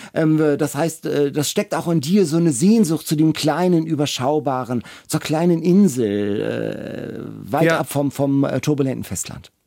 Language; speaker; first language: German; native; German